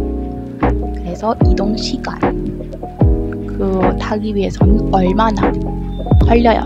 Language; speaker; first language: Korean; non-native, learner; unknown